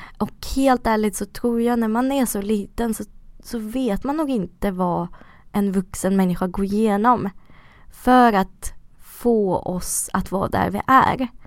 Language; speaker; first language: Swedish; early bilingual, other home language; Russian